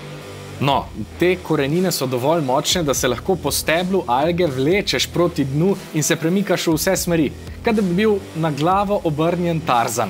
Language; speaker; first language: Slovenian; native; Slovenian